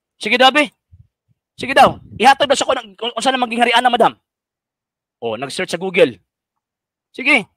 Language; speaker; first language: Cebuano; native; Cebuano